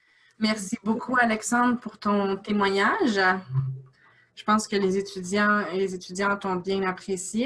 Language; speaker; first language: French; native; French